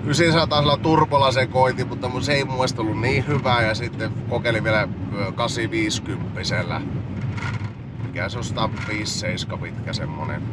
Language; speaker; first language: Finnish; native; Finnish